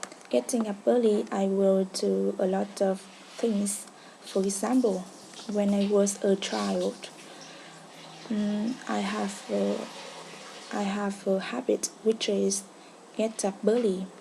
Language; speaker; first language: English; non-native, learner; Vietnamese